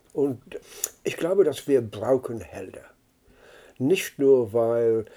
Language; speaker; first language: German; non-native, learner; English